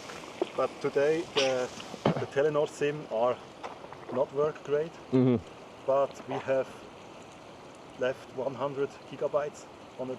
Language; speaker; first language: English; non-native, learner; Norwegian